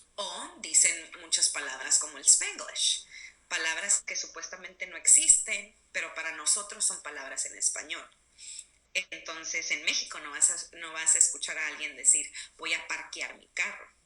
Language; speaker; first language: Spanish; early bilingual, other home language; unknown